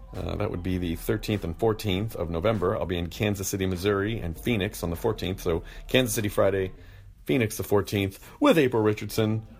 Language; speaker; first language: English; native; English